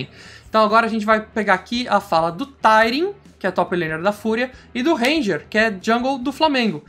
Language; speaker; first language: Portuguese; native; Portuguese